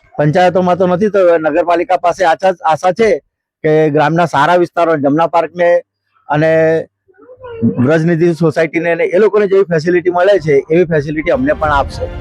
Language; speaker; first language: Gujarati; native; Gujarati